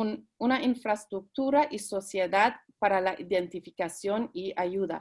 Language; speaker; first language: Spanish; early bilingual, heritage; Spanish